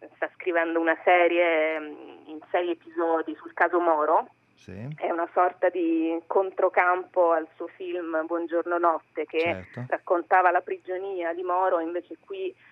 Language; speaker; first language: Italian; native; Italian